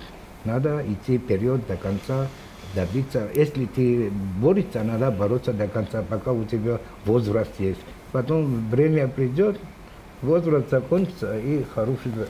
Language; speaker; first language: Russian; non-native, local second language; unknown